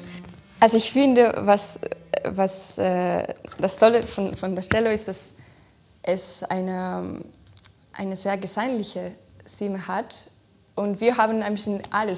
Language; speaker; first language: German; non-native, fluent; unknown